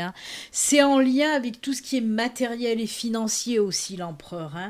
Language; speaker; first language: French; native; French